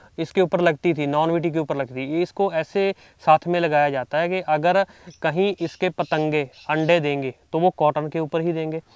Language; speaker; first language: Hindi; non-native, local second language; Punjabi